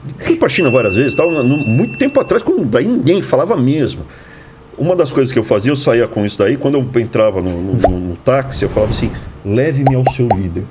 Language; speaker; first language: Portuguese; native; Portuguese